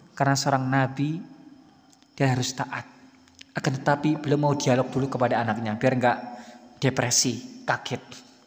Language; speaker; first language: Indonesian; native; Indonesian